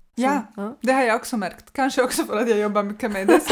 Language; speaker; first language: Swedish; non-native, fluent; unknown